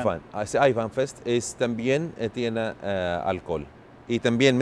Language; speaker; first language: Spanish; non-native, learner; Arabic